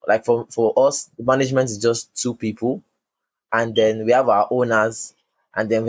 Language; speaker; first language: English; non-native, local second language; Yoruba